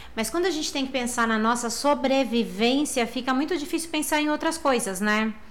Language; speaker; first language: Portuguese; native; Portuguese